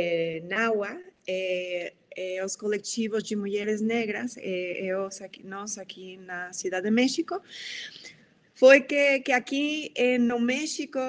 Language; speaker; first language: Portuguese; non-native, fluent; Spanish